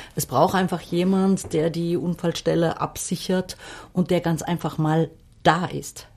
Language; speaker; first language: German; non-native, fluent; Arabic